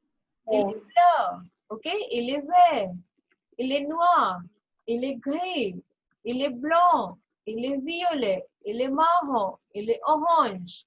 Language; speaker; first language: French; non-native, fluent; Hindi